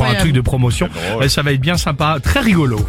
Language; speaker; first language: French; native; French